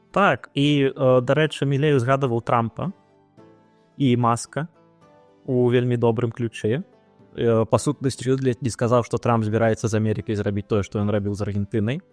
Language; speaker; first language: Belarusian; non-native, local second language; Russian